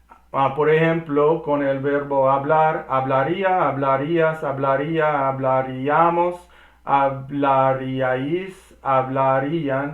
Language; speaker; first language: Spanish; non-native, learner; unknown